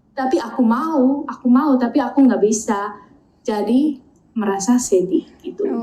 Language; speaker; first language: Indonesian; non-native, fluent; Japanese